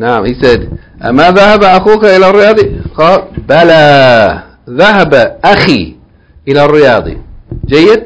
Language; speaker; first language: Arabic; non-native, fluent; English